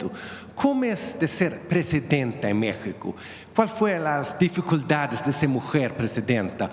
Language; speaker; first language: Spanish; non-native, learner; Swedish